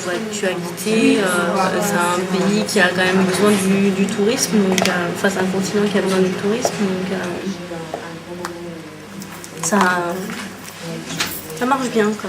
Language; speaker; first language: French; native; French